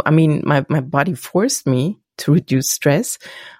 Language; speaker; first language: English; non-native, fluent; German